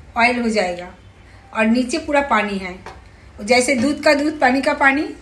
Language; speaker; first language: Hindi; non-native, local second language; Bangla